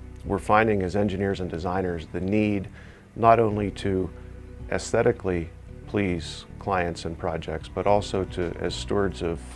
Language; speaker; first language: English; native; English